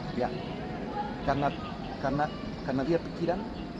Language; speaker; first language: Indonesian; non-native, fluent; Spanish